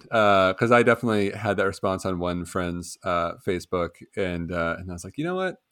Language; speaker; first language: English; native; English